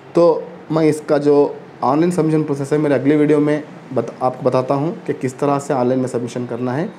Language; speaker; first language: Hindi; non-native, local second language; Urdu